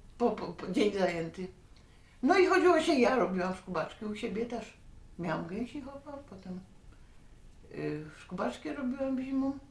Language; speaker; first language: Polish; native; Polish